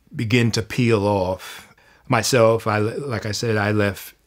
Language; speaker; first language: English; native; English